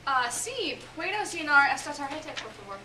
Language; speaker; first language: Spanish; non-native, learner; English